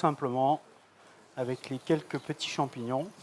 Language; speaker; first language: French; native; French